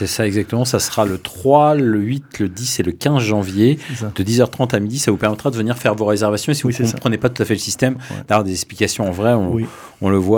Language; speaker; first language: French; native; French